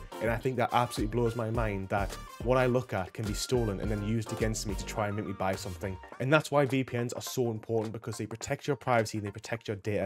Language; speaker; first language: English; native; English